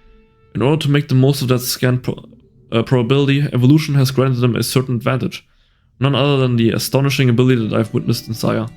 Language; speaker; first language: English; native; English